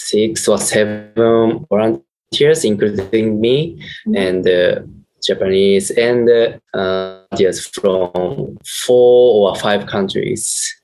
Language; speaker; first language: English; non-native, learner; Japanese